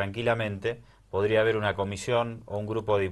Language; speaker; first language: Spanish; native; Spanish